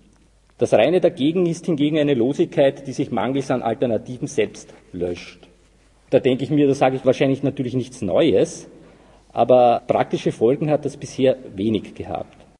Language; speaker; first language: German; native; German